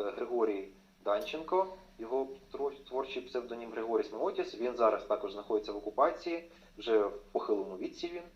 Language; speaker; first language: Ukrainian; non-native, local second language; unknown